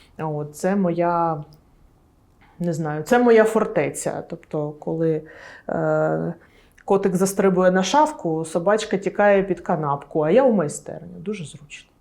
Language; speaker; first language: Ukrainian; non-native, local second language; Russian